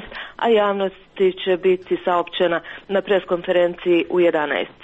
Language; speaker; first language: Croatian; native; Croatian